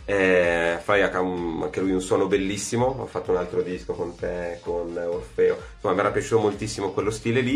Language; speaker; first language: Italian; native; Italian